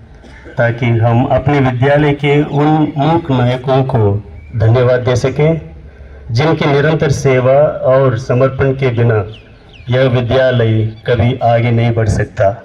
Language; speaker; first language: Hindi; native; Hindi